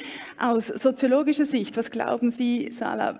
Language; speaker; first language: German; native; German